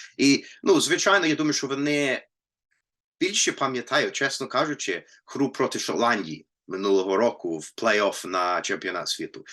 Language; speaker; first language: Ukrainian; non-native, fluent; English